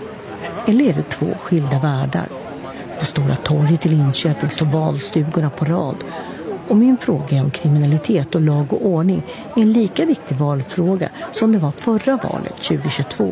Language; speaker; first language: Swedish; native; Swedish